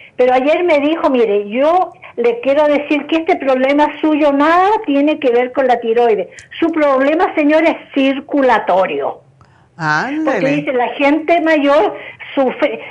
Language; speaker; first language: Spanish; native; Spanish